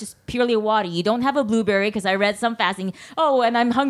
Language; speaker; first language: English; non-native, local second language; Cantonese